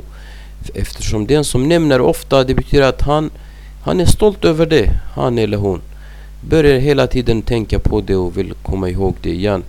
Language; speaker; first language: Swedish; non-native, fluent; Arabic